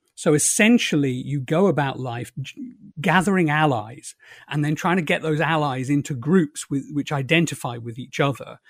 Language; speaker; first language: English; native; English